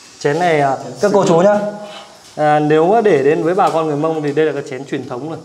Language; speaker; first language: Vietnamese; native; Vietnamese